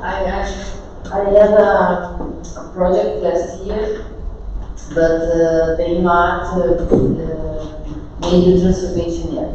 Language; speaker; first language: English; non-native, fluent; Portuguese